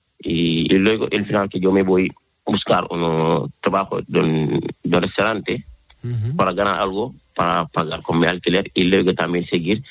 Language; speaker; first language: Spanish; non-native, learner; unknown